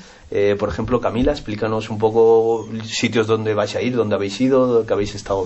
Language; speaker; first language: Spanish; native; Spanish